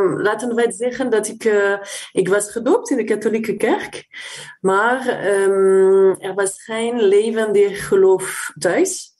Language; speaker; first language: Dutch; non-native, fluent; French